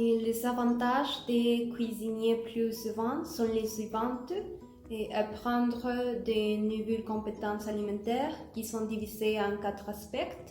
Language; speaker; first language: French; non-native, learner; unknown